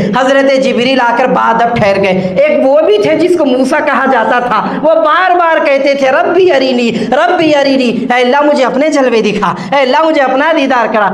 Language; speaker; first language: Urdu; native; Urdu